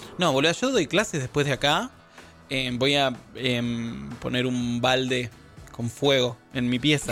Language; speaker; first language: Spanish; native; Spanish